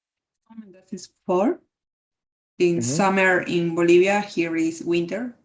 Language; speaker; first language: English; non-native, learner; Spanish